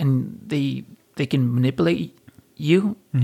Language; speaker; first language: English; native; English